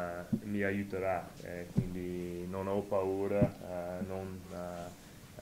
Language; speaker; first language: Italian; non-native, fluent; English